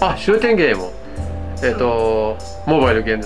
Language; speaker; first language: Japanese; non-native, fluent; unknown